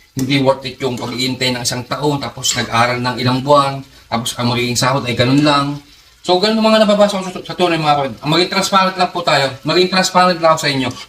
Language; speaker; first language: Filipino; native; Filipino